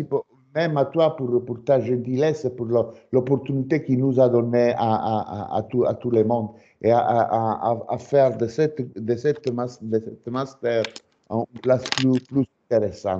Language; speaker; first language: French; non-native, fluent; Italian